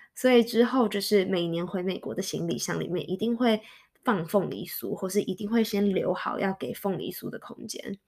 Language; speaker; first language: Chinese; early bilingual, heritage; Chinese